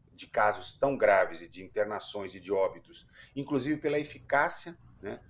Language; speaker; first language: Portuguese; native; Portuguese